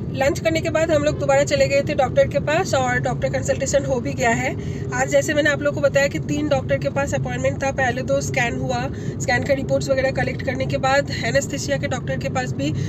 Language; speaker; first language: Hindi; non-native, local second language; Bangla